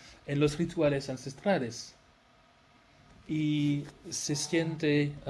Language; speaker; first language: Spanish; non-native, fluent; French